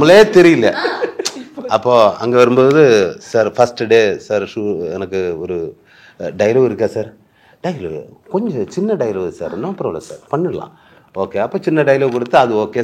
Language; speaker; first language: Tamil; non-native, learner; Malayalam